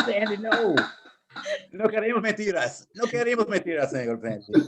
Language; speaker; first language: Spanish; non-native, fluent; English